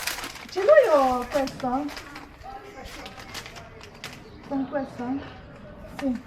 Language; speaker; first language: Italian; non-native, learner; Mizo